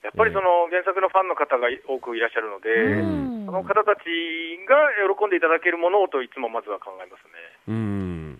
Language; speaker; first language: Japanese; native; Japanese